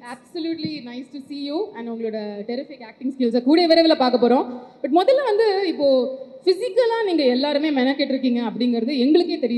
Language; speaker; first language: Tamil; native; Tamil